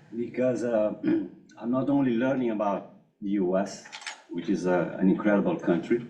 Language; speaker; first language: English; non-native, fluent; Portuguese